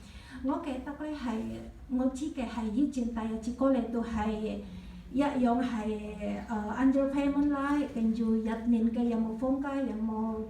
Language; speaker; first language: Cantonese; non-native, learner; Indonesian